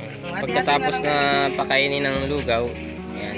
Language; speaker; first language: Filipino; native; Filipino